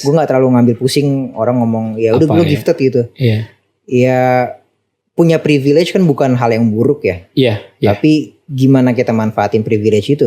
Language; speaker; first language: Indonesian; native; Indonesian